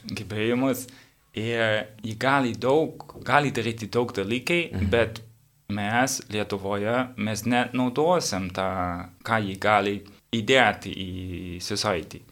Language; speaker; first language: Lithuanian; non-native, learner; English